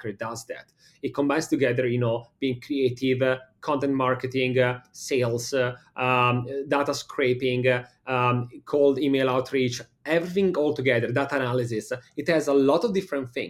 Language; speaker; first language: English; non-native, fluent; Italian